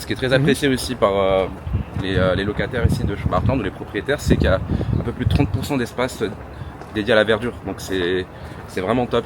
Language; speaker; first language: French; native; French